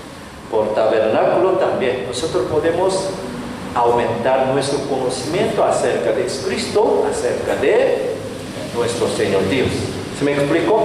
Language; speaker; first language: Spanish; non-native, learner; Korean